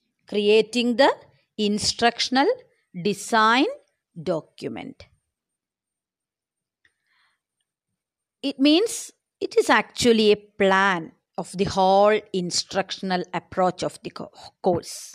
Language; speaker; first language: English; non-native, local second language; Malayalam